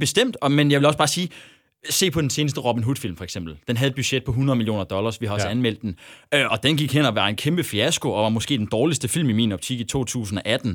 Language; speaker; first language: Danish; native; Danish